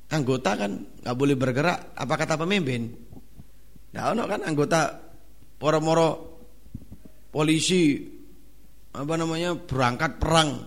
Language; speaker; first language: Indonesian; non-native, local second language; Javanese